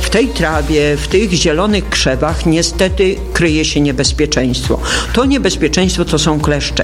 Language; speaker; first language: Polish; native; Polish